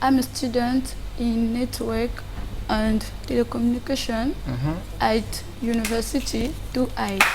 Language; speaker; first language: English; non-native, learner; French